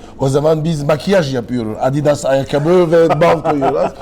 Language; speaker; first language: Turkish; non-native, learner; French